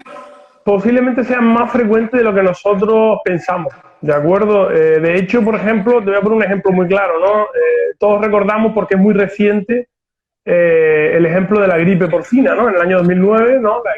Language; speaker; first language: Spanish; native; Spanish